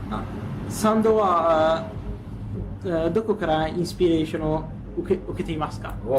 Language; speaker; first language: Japanese; non-native, learner; Italian